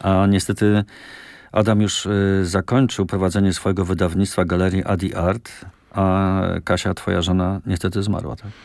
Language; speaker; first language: Polish; native; Polish